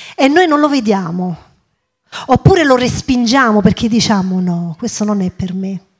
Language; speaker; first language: Italian; early bilingual, other home language; English